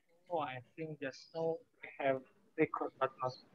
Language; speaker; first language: English; non-native, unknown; Indonesian